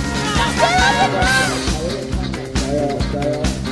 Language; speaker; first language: Chinese; native; Chinese